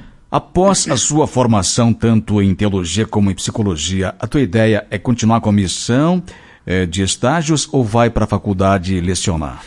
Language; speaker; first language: Portuguese; native; Portuguese